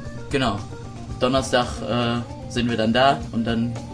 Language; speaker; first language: German; native; German